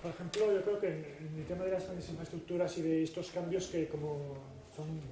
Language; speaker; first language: Spanish; non-native, local second language; Basque